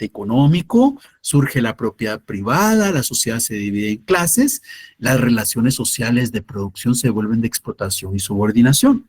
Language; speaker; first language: Spanish; native; Spanish